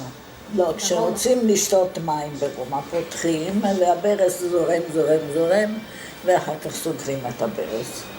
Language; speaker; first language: Hebrew; non-native, fluent; Italian